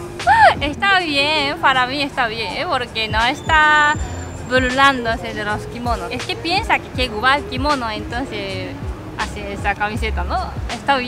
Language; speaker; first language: Spanish; non-native, learner; Japanese